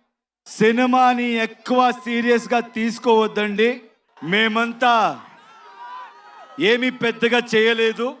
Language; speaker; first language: Telugu; non-native, fluent; Kannada